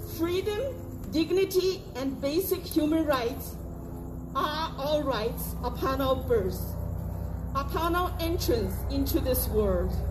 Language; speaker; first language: English; non-native, fluent; Uyghur